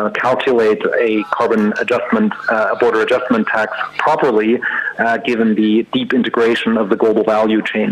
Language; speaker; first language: English; non-native, fluent; German